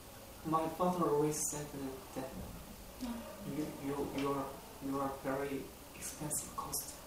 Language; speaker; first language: English; non-native, learner; Korean